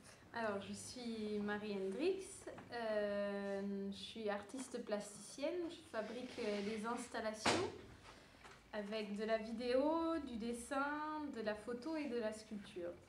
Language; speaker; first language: French; early bilingual, other home language; Dutch